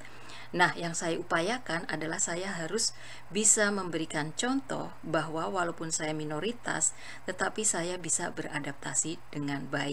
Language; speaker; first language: Indonesian; native; Indonesian